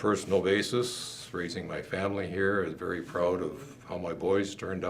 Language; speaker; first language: English; native; English